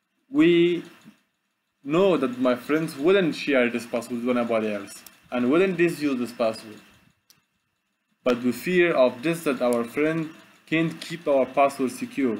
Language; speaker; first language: English; non-native, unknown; Persian